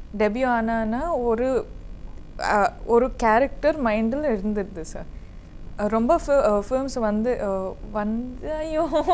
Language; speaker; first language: Tamil; non-native, learner; Kannada